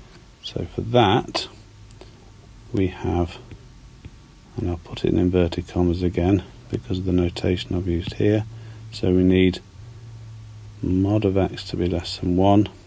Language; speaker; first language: English; native; English